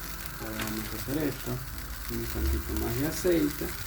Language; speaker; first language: Spanish; native; Spanish